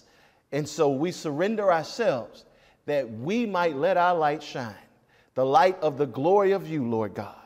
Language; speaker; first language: English; native; English